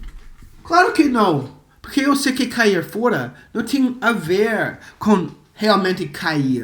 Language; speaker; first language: Portuguese; non-native, fluent; English